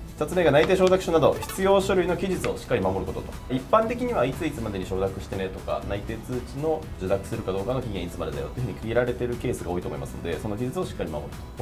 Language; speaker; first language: Japanese; native; Japanese